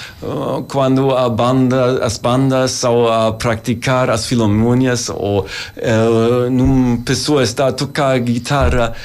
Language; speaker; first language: Portuguese; non-native, learner; German